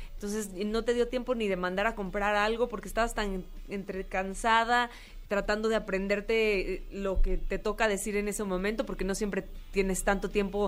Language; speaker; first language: Spanish; native; Spanish